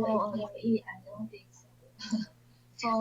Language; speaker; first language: English; non-native, learner; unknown